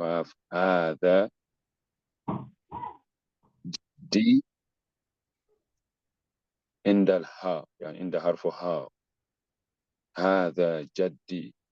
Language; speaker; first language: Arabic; non-native, fluent; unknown